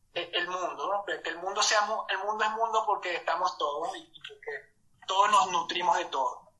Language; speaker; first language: Spanish; native; Spanish